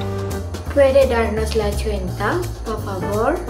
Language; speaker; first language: Spanish; non-native, learner; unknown